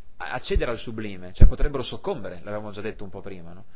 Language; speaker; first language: Italian; native; Italian